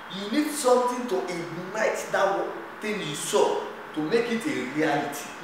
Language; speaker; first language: English; non-native, local second language; Yoruba